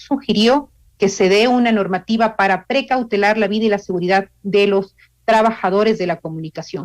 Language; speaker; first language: Spanish; native; Spanish